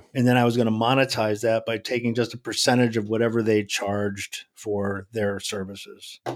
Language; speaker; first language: English; native; English